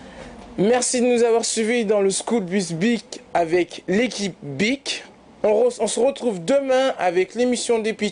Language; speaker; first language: French; native; French